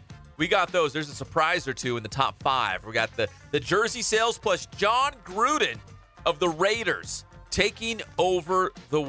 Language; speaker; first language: English; native; English